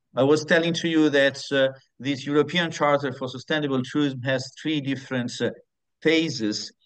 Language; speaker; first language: English; non-native, fluent; Italian